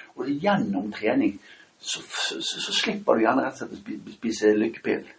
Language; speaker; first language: Norwegian; native; Norwegian